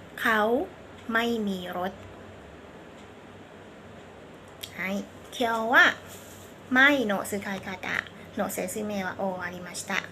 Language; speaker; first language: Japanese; non-native, fluent; Thai